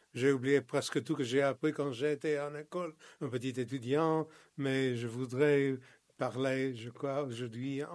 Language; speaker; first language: French; non-native, learner; English